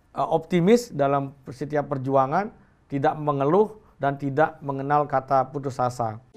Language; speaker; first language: Indonesian; native; Indonesian